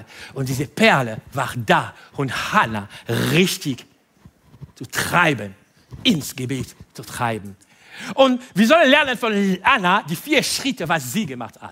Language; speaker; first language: German; non-native, fluent; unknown